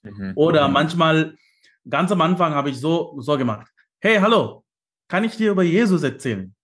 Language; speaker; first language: German; non-native, fluent; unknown